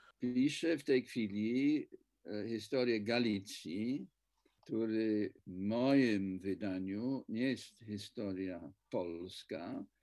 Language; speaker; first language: Polish; non-native, fluent; English